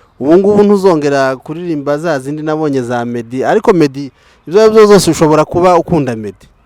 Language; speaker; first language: Kinyarwanda; native; Kinyarwanda